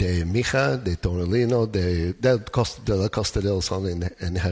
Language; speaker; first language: Spanish; non-native, learner; English